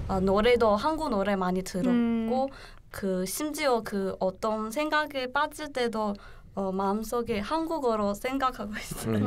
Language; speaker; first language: Korean; non-native, learner; Chinese